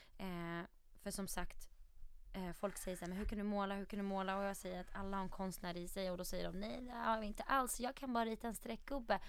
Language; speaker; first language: Swedish; early bilingual, other home language; Arabic